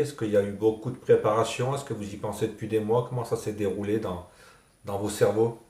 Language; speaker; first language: French; native; French